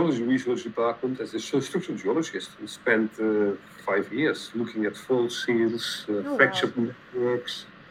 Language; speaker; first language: English; non-native, fluent; Dutch